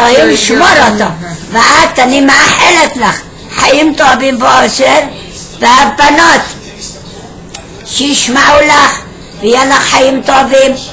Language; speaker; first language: Hebrew; non-native, fluent; Arabic